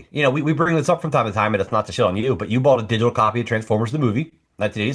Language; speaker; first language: English; native; English